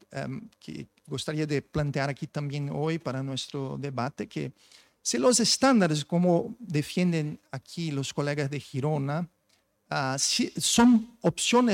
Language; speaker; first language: Spanish; non-native, fluent; Portuguese